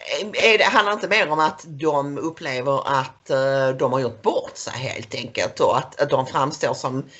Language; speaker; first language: Swedish; native; Swedish